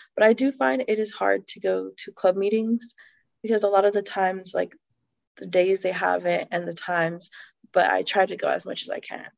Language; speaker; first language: English; native; English